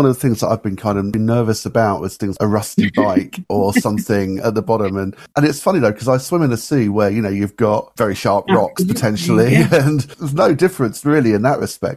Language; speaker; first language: English; native; English